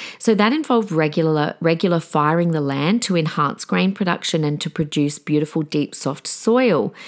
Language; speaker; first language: English; native; English